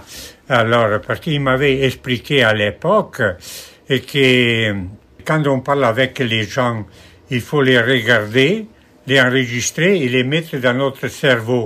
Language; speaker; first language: French; non-native, fluent; Italian